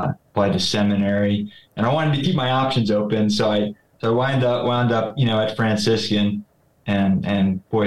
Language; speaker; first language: English; native; English